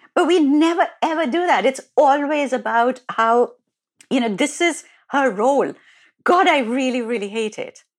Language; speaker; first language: English; non-native, local second language; Hindi